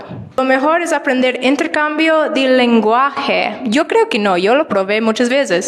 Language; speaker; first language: Spanish; non-native, learner; English